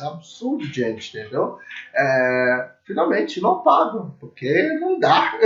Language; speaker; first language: Portuguese; non-native, learner; English